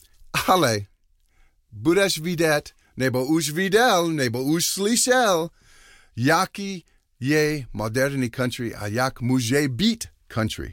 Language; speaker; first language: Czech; non-native, learner; English